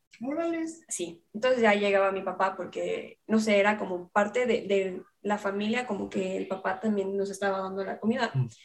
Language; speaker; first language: Spanish; native; Spanish